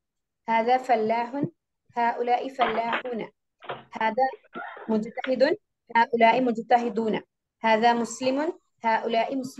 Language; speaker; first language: Arabic; non-native, learner; Malayalam